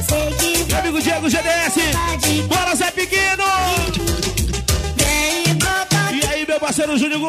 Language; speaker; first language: Portuguese; native; Portuguese